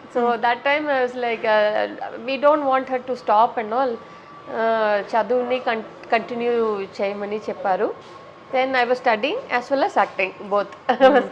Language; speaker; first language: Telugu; non-native, learner; Malayalam